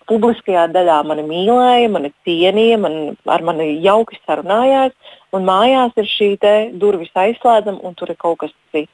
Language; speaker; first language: Latvian; native; Latvian